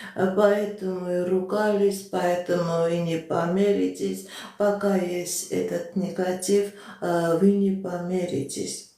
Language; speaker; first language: Russian; non-native, local second language; Armenian